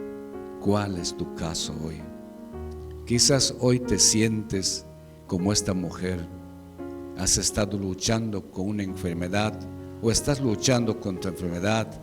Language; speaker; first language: Spanish; native; Spanish